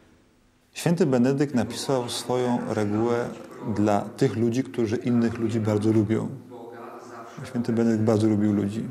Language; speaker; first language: Polish; native; Polish